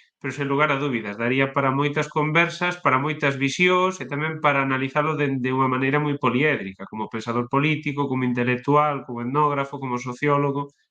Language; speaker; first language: Galician; native; Galician